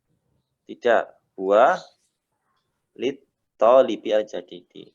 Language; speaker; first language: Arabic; non-native, fluent; Indonesian